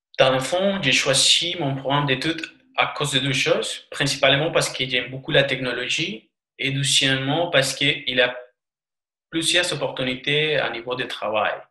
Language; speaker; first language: French; non-native, fluent; Spanish